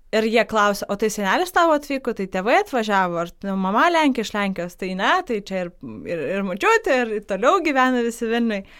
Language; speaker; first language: Lithuanian; non-native, local second language; Polish